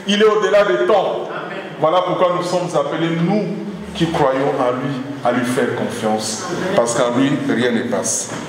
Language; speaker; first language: French; non-native, local second language; Lingala